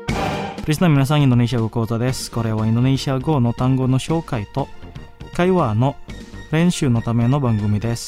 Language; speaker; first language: Japanese; non-native, fluent; Indonesian